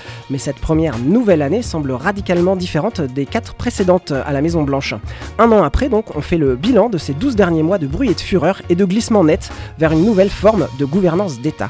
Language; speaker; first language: French; native; French